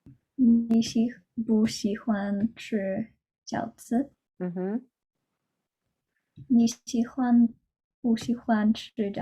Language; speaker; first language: Chinese; non-native, learner; Norwegian